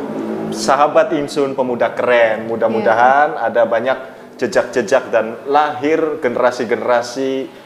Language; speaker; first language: Indonesian; native; Indonesian